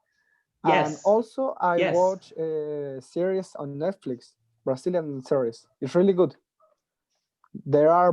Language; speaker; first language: English; non-native, fluent; Spanish